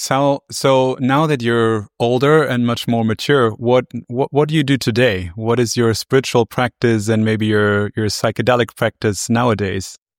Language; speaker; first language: English; non-native, fluent; German